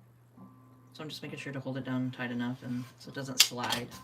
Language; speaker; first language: English; native; English